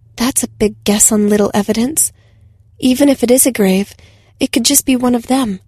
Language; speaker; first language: English; native; English